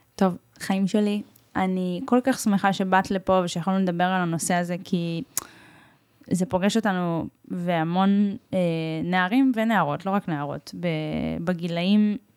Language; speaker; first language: Hebrew; native; Hebrew